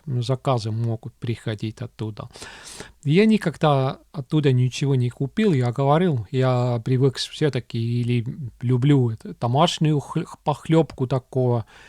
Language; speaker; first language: Russian; non-native, local second language; Estonian